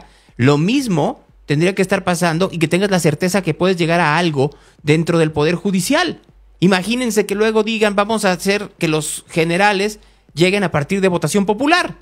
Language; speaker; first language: Spanish; native; Spanish